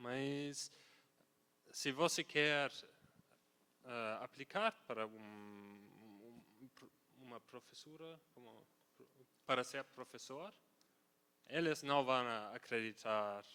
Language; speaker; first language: Portuguese; non-native, fluent; German